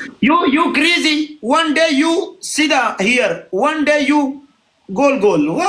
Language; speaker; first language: English; non-native, learner; Pashto